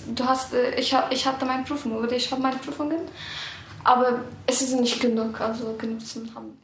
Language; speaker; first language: German; early bilingual, other home language; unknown